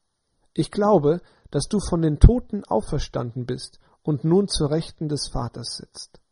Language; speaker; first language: German; native; German